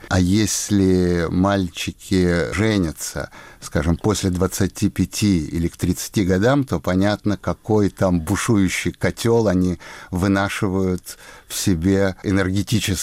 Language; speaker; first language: Russian; native; Russian